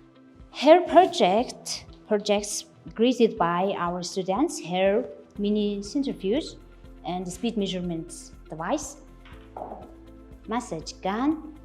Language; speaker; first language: English; non-native, learner; Mongolian